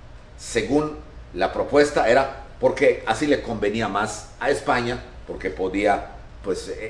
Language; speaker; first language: Spanish; native; Spanish